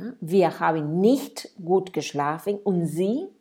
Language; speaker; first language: German; non-native, fluent; Spanish